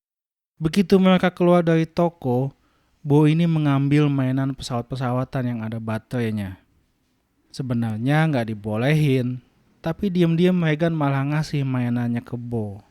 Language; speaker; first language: Indonesian; native; Indonesian